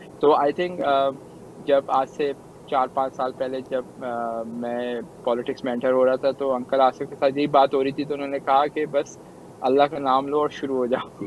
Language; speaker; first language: Urdu; native; Urdu